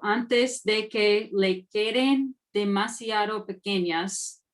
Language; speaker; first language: Spanish; non-native, learner; English